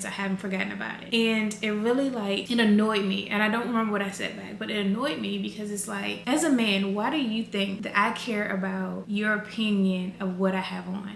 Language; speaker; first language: English; native; English